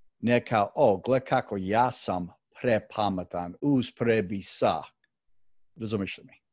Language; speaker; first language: Croatian; early bilingual, heritage; Croatian